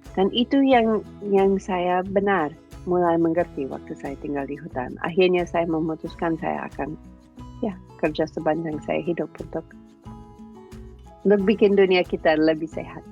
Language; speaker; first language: Indonesian; non-native, fluent; English